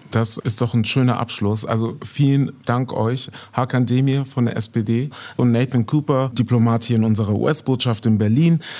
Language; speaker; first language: German; native; German